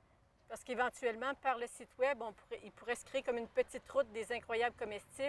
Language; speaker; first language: French; native; French